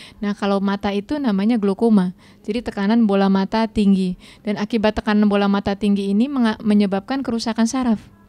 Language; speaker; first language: Indonesian; native; Indonesian